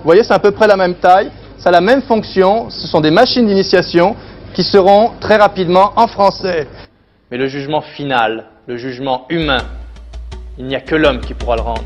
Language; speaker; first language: French; native; French